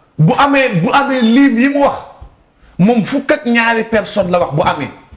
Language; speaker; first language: Wolof; native; Wolof